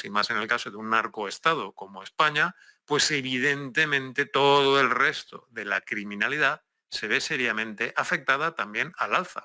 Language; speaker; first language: Spanish; native; Spanish